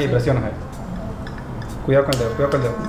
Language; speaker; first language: Spanish; native; Spanish